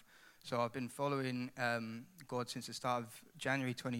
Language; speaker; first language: English; native; English